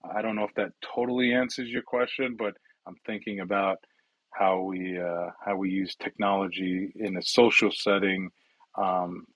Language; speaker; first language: English; early bilingual, other home language; Italian